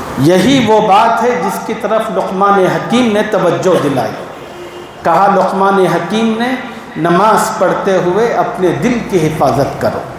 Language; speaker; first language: Urdu; native; Urdu